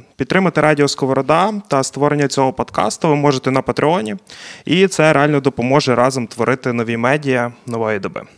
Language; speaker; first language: Ukrainian; native; Ukrainian